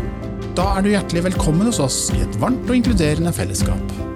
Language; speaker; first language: Norwegian; native; Norwegian